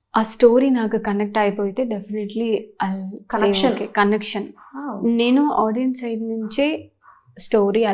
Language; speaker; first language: Telugu; non-native, learner; Tamil